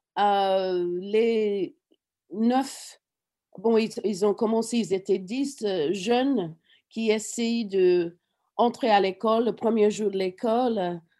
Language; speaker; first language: French; non-native, fluent; English